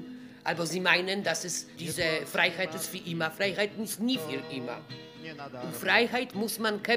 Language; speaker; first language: German; non-native, fluent; Polish